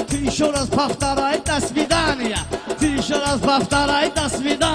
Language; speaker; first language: Russian; non-native, learner; Azerbaijani